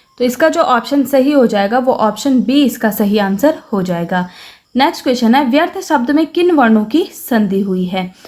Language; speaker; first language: Hindi; native; Hindi